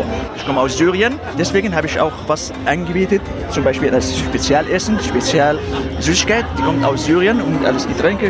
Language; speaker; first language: German; non-native, fluent; Arabic